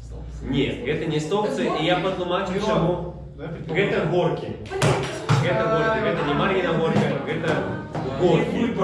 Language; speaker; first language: Belarusian; non-native, local second language; Russian